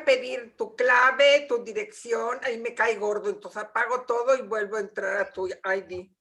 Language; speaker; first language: Spanish; native; Spanish